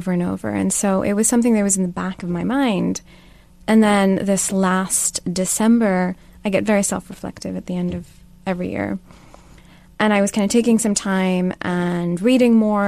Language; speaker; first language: English; non-native, local second language; Urdu